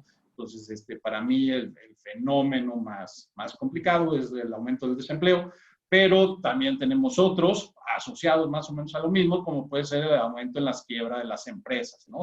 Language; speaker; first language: Spanish; native; Spanish